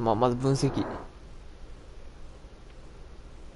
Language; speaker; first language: Japanese; native; Japanese